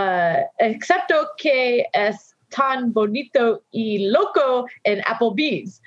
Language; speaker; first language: Spanish; non-native, learner; English